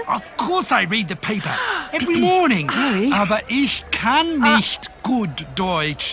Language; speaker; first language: German; non-native, learner; English